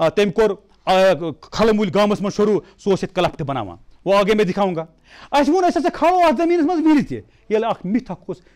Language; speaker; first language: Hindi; non-native, local second language; Kashmiri